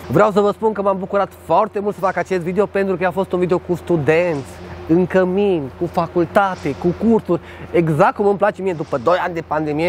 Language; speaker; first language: Romanian; native; Romanian